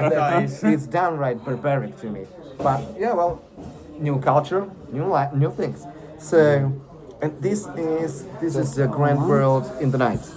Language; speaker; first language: English; non-native, fluent; Slovak